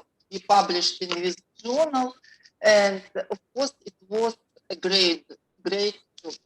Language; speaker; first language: English; non-native, learner; Russian